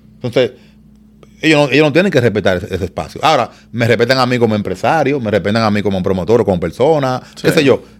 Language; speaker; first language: Spanish; native; Spanish